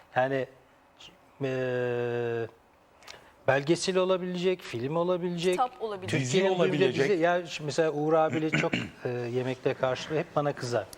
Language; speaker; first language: Turkish; native; Turkish